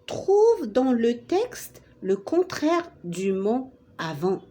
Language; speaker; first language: French; non-native, local second language; Arabic